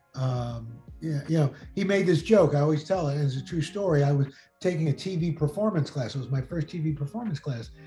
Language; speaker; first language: English; native; English